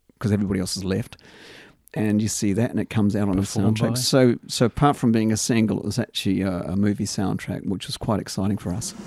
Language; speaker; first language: English; native; English